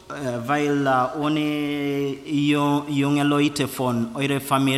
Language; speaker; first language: German; non-native, learner; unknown